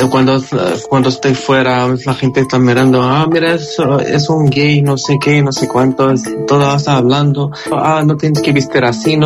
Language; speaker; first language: Spanish; non-native, learner; Arabic